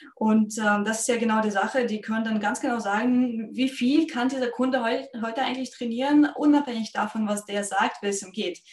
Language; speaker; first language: German; non-native, fluent; Russian